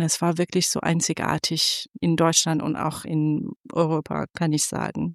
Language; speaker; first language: German; non-native, fluent; Persian